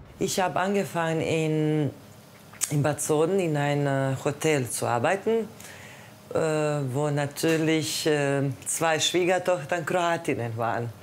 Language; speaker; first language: German; non-native, fluent; Croatian